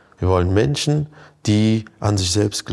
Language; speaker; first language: German; early bilingual, other home language; Turkish